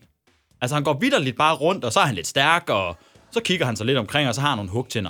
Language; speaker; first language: Danish; native; Danish